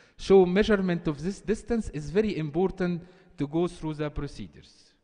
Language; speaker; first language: English; non-native, fluent; Arabic